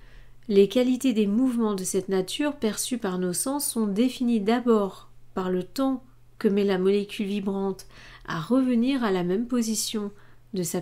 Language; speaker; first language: French; native; French